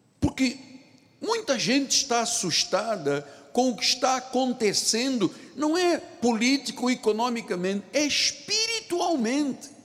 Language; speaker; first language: Portuguese; non-native, local second language; Tsonga